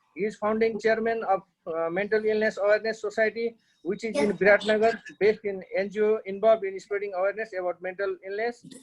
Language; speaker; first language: English; non-native, local second language; Nepali